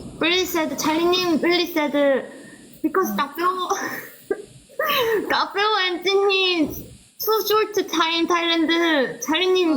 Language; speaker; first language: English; non-native, learner; Korean